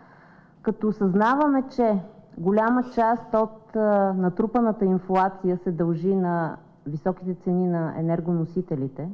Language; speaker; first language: Bulgarian; native; Bulgarian